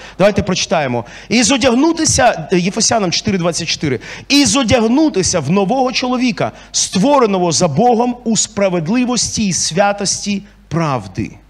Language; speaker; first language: Ukrainian; non-native, local second language; Russian